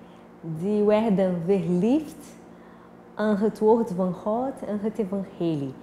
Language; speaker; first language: Dutch; non-native, fluent; Portuguese